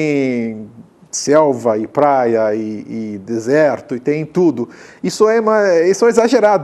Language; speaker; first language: Portuguese; non-native, fluent; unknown